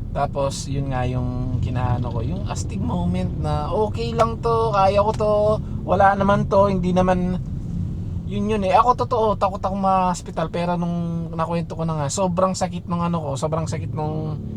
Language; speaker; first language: Filipino; native; Filipino